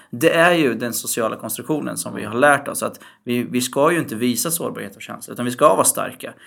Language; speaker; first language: Swedish; early bilingual, other home language; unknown